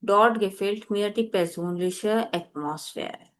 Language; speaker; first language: German; non-native, fluent; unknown